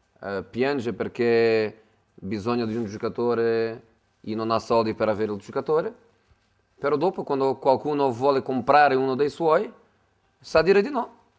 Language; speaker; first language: Italian; non-native, fluent; Portuguese